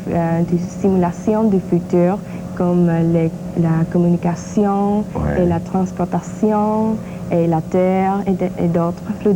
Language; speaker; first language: French; non-native, learner; English